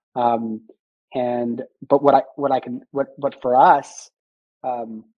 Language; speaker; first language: English; native; English